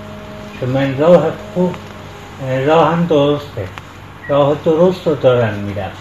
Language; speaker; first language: Persian; non-native, local second language; Central Kurdish